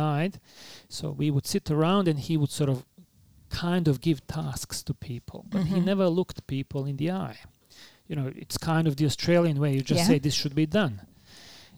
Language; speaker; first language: English; non-native, fluent; Bosnian